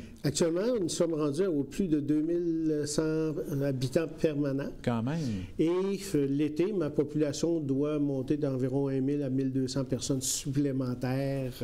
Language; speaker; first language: French; native; French